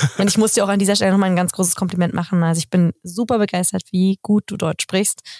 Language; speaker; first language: German; native; German